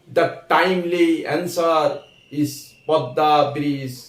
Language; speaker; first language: English; non-native, local second language; Bangla